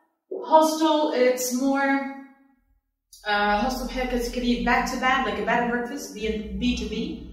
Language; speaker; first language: English; non-native, fluent; Arabic